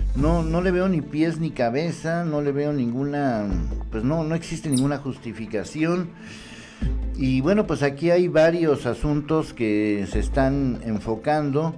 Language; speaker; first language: Spanish; native; Spanish